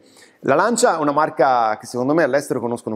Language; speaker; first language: Italian; native; Italian